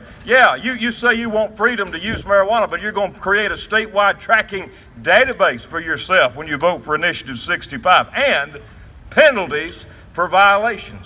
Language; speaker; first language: English; native; English